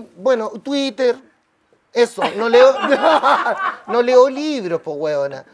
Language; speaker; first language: Spanish; native; Spanish